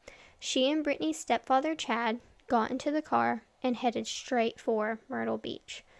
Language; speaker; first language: English; native; English